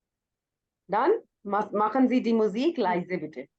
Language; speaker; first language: German; non-native, fluent; Hindi